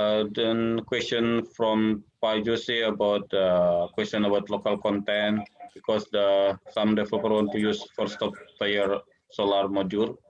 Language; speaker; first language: English; non-native, learner; Indonesian